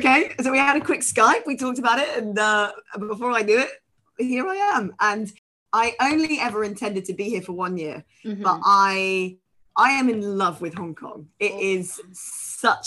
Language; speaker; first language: English; native; English